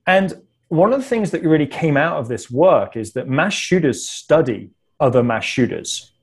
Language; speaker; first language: English; native; English